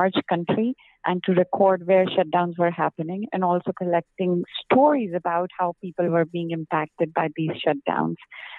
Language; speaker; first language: English; non-native, local second language; Hindi